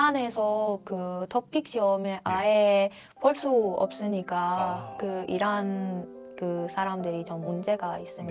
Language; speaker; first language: Korean; non-native, fluent; Persian